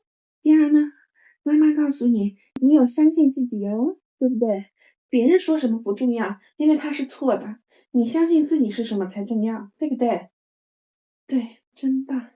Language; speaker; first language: Chinese; native; Chinese